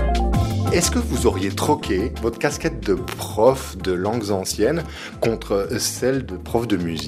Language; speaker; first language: French; native; French